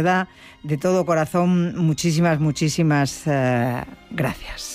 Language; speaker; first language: Spanish; native; Spanish